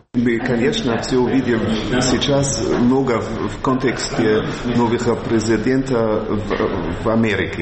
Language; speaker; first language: Russian; non-native, fluent; German